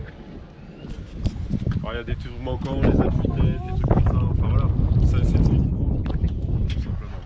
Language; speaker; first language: French; native; French